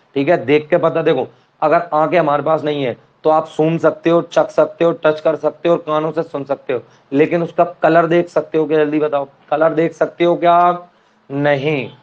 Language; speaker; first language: Hindi; non-native, local second language; Marathi